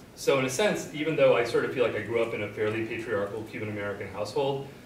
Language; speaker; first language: English; native; English